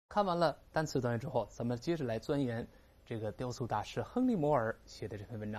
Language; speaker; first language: Chinese; native; Chinese